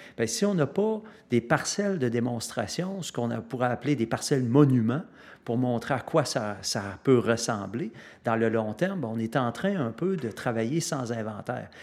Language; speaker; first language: French; native; French